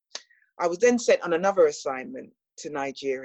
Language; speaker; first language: English; native; English